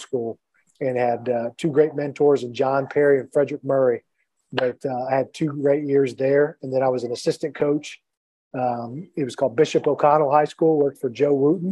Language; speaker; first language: English; native; English